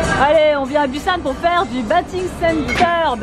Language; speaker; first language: French; native; French